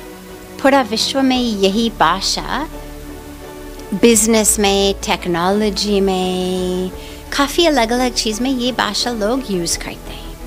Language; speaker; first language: Hindi; non-native, fluent; English